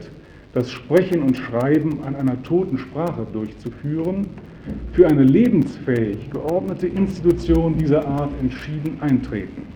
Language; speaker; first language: German; native; German